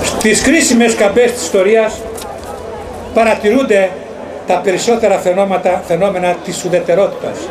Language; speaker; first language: Greek; native; Greek